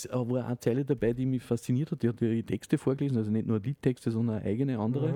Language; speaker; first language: German; native; German